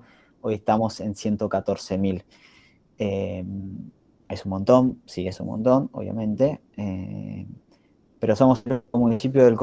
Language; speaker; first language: Spanish; native; Spanish